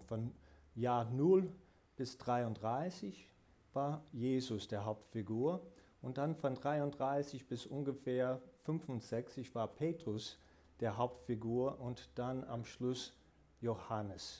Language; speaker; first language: German; non-native, fluent; English